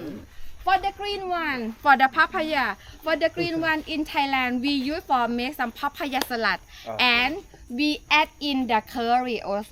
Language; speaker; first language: English; non-native, learner; Thai